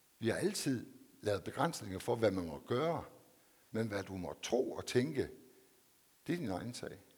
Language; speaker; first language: Danish; native; Danish